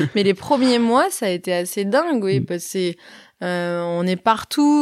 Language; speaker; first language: French; early bilingual, other home language; Arabic